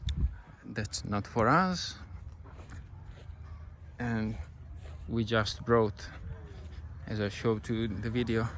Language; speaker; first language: English; non-native, fluent; Italian